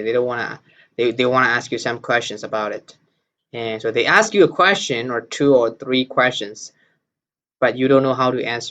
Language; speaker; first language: English; non-native, fluent; Burmese